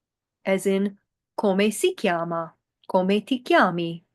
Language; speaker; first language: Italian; non-native, fluent; English